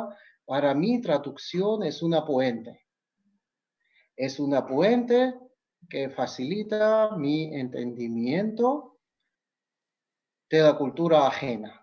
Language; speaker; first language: Spanish; non-native, fluent; Georgian